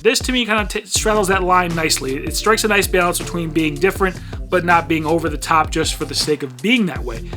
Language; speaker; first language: English; native; English